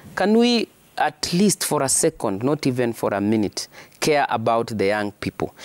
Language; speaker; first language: English; non-native, local second language; Swahili